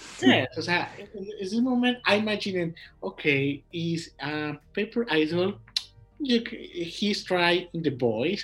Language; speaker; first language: English; non-native, learner; Spanish